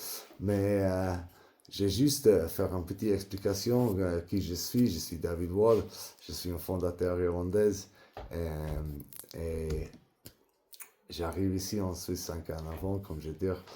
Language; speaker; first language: French; non-native, learner; English